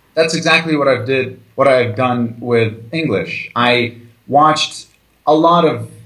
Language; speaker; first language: English; early bilingual, other home language; Chechen